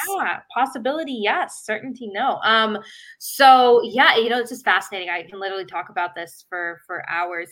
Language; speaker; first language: English; native; English